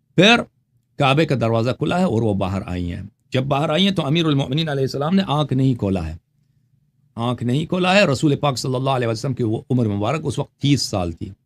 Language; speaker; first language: Urdu; non-native, fluent; Persian